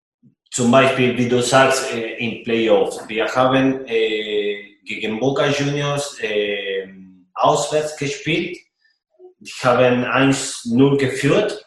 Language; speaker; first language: German; non-native, fluent; Spanish